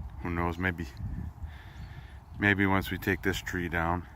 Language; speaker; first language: English; native; English